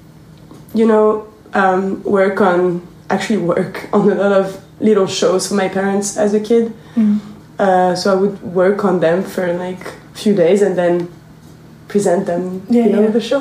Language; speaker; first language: English; non-native, fluent; French